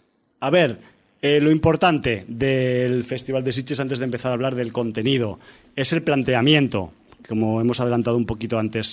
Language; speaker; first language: Spanish; native; Spanish